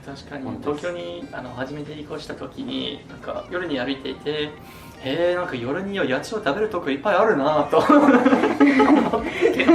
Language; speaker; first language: Japanese; non-native, fluent; English